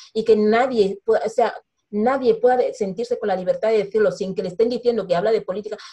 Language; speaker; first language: Spanish; non-native, local second language; Fang